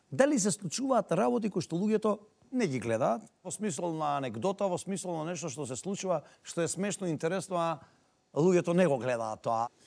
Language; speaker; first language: Macedonian; native; Macedonian